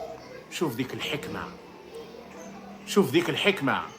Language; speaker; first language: Arabic; native; Arabic